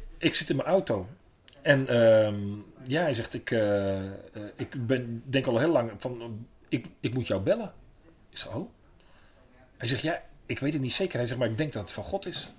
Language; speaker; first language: Dutch; native; Dutch